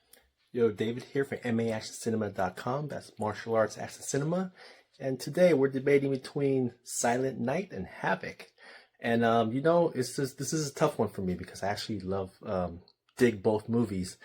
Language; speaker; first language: English; native; English